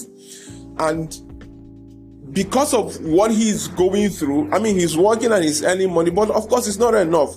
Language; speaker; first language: English; non-native, local second language; Igbo